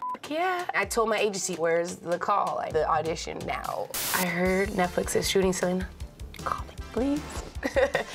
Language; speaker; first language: English; native; English